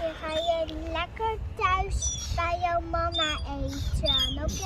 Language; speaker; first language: Dutch; early bilingual, other home language; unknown